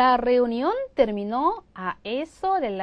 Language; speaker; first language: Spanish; non-native, fluent; Korean